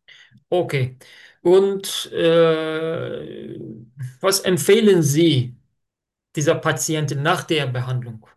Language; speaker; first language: German; non-native, learner; Turkish